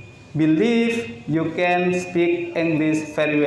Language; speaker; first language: English; non-native, learner; Indonesian